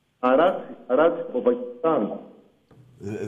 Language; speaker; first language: Greek; non-native, learner; Urdu